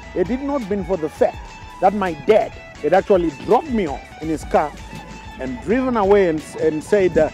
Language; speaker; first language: English; non-native, local second language; Shona